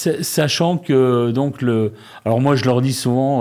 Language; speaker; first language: French; native; French